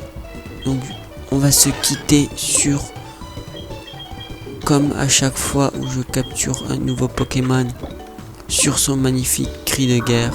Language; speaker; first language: French; native; French